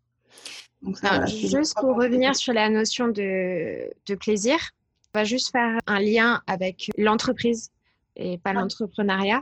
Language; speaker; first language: French; native; French